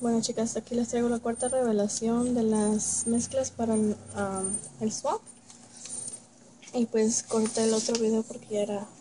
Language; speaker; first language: Spanish; early bilingual, heritage; Spanish